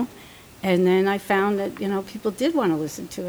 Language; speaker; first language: English; early bilingual, other home language; French